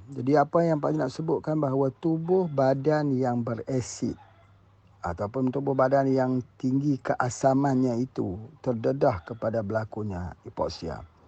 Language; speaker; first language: Malay; native; Malay